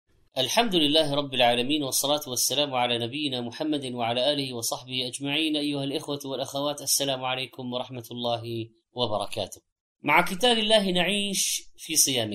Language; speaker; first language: Arabic; native; Arabic